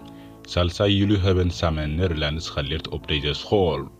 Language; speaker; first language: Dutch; non-native, fluent; Tigrinya